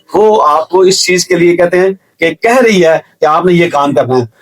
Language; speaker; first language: Urdu; native; Urdu